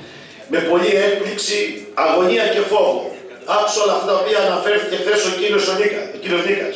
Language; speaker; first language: Greek; native; Greek